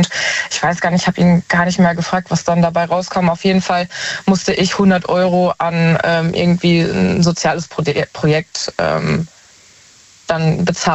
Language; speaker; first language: German; native; German